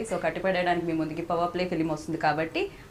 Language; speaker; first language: Telugu; native; Telugu